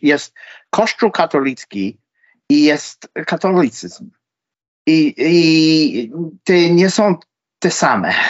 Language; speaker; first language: Polish; non-native, fluent; English